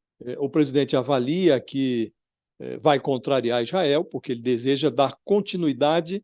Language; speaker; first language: Portuguese; native; Portuguese